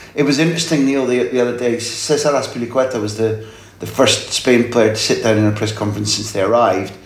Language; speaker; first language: English; native; English